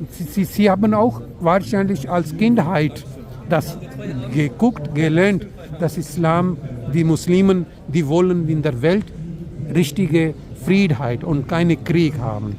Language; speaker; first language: German; non-native, learner; Urdu